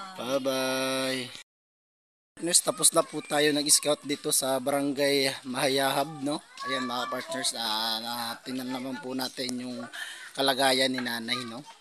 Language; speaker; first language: Filipino; non-native, local second language; Waray